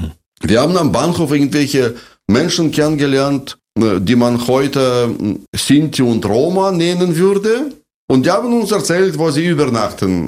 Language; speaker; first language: German; non-native, fluent; Russian